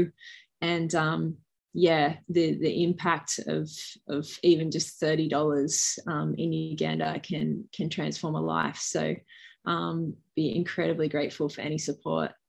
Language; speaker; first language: English; native; English